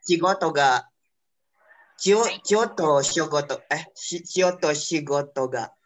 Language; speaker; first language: Japanese; non-native, learner; Indonesian